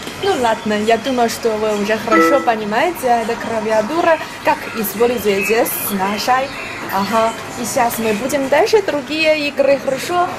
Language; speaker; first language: Russian; non-native, learner; Chinese